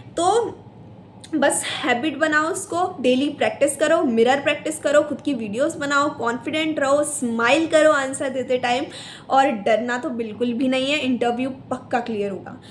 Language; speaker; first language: Hindi; native; Hindi